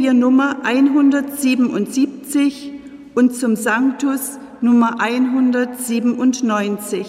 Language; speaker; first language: German; native; German